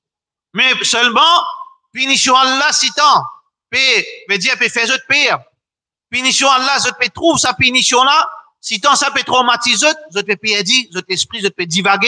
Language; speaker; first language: French; non-native, local second language; Morisyen